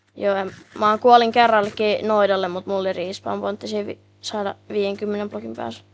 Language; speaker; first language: Finnish; native; Finnish